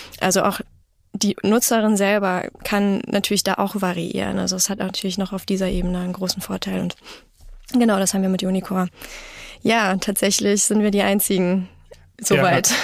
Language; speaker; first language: German; native; German